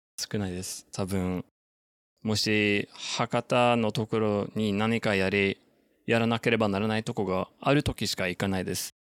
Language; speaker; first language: Japanese; non-native, fluent; Norwegian